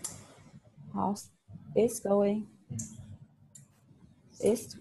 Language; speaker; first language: English; non-native, learner; Vietnamese